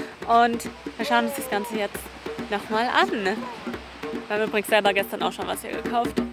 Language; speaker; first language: German; native; German